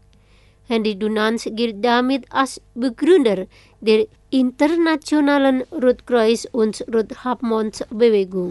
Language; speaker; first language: German; non-native, fluent; Indonesian